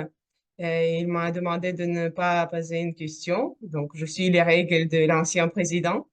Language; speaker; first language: French; non-native, fluent; Russian